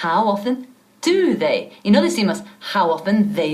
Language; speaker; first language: English; non-native, fluent; Spanish